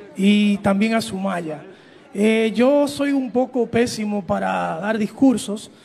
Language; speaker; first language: Spanish; early bilingual, heritage; Spanish